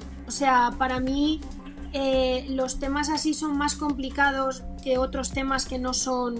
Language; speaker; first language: Spanish; native; Spanish